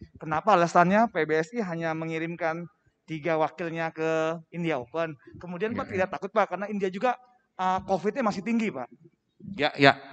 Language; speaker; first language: Indonesian; native; Indonesian